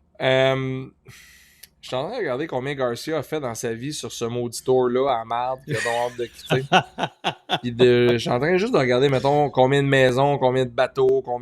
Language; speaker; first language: French; native; French